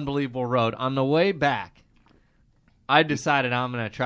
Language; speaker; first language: English; native; English